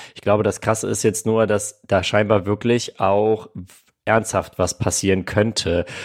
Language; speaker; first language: German; early bilingual, other home language; Armenian